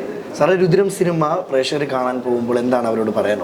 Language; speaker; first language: Malayalam; native; Malayalam